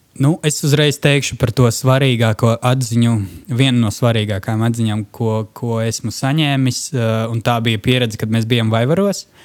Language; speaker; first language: Latvian; non-native, local second language; Russian